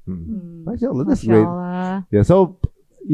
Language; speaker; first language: English; non-native, fluent; Indonesian